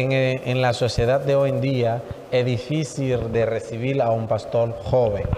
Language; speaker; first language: Spanish; non-native, fluent; Haitian Creole